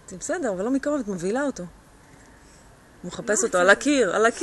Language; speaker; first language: Hebrew; native; Hebrew